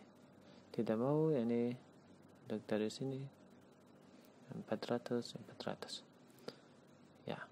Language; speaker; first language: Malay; non-native, learner; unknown